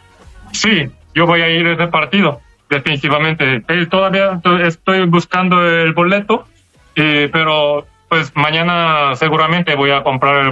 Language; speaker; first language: Spanish; non-native, learner; Korean